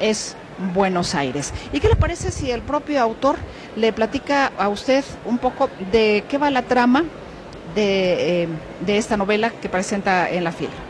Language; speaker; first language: Spanish; native; Spanish